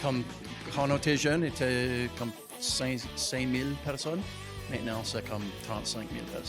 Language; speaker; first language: French; non-native, local second language; English